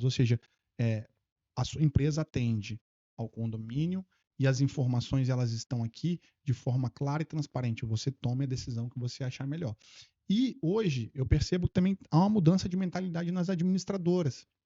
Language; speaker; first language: Portuguese; native; Portuguese